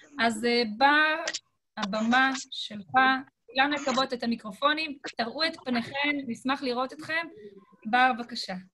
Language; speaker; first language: Hebrew; native; Hebrew